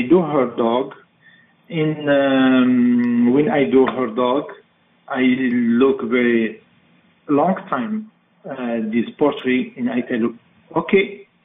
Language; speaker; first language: English; non-native, learner; French